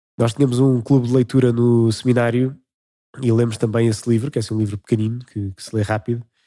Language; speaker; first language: Portuguese; native; Portuguese